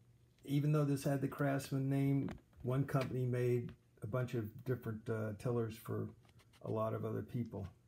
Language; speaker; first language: English; native; English